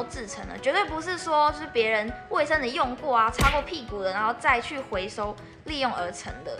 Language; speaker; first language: Chinese; native; Chinese